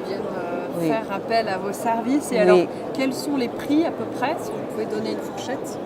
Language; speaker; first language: French; native; French